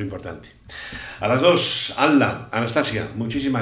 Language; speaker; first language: Spanish; native; Spanish